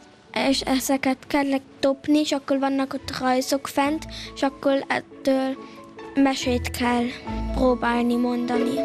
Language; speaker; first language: Hungarian; early bilingual, heritage; Hungarian